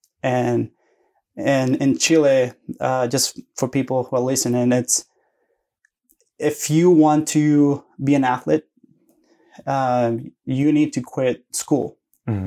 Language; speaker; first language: English; non-native, fluent; Spanish